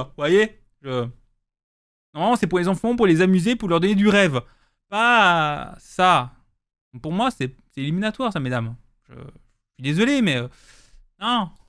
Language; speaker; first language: French; native; French